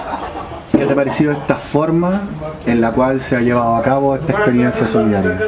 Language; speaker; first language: Spanish; native; Spanish